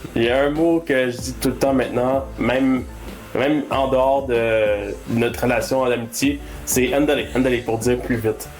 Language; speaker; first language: French; native; French